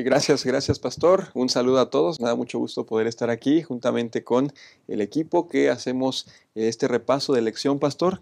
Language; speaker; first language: Spanish; native; Spanish